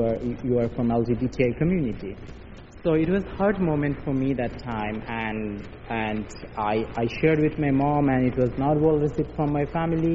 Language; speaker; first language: English; non-native, local second language; Bangla